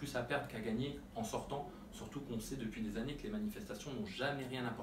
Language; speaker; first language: French; early bilingual, other home language; Arabic